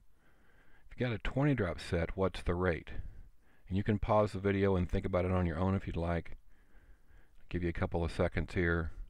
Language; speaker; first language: English; native; English